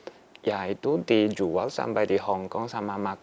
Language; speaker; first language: Indonesian; non-native, fluent; Chinese